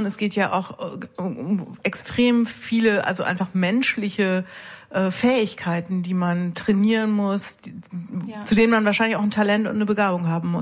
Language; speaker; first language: German; native; German